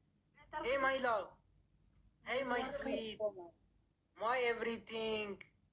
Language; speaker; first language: English; non-native, learner; Amharic